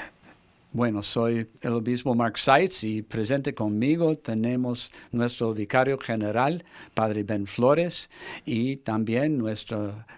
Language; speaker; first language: Spanish; non-native, fluent; English